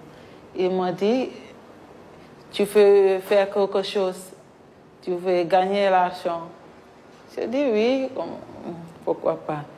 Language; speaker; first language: French; non-native, learner; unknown